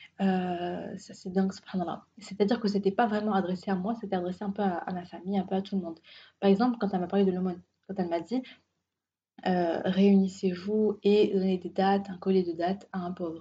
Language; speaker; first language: French; native; French